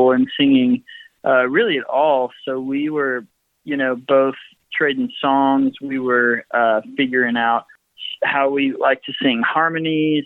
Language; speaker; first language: English; native; English